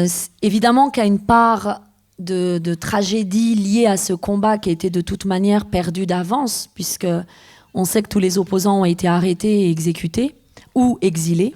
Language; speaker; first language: French; early bilingual, other home language; Persian